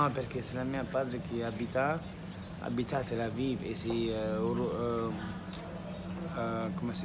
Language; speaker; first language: Italian; non-native, learner; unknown